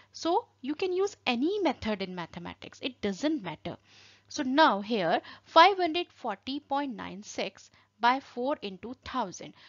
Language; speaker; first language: English; non-native, local second language; Hindi